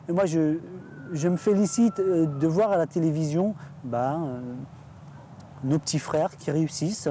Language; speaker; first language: French; native; French